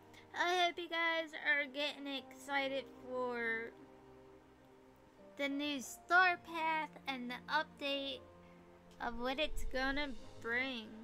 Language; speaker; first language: English; native; English